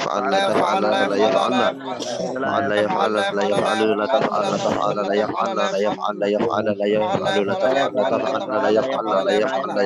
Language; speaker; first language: Arabic; non-native, learner; Bangla